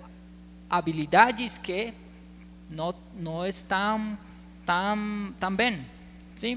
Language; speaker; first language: Portuguese; non-native, learner; Spanish